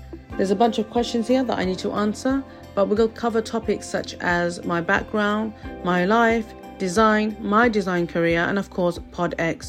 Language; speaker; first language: English; native; English